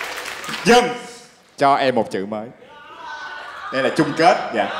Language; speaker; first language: Vietnamese; native; Vietnamese